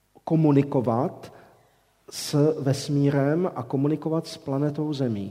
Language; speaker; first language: Czech; native; Czech